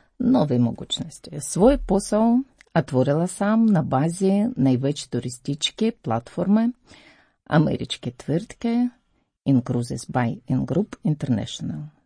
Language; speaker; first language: Croatian; non-native, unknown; Ukrainian